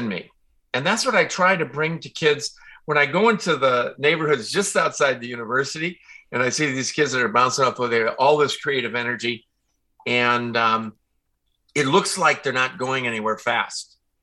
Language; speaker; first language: English; native; English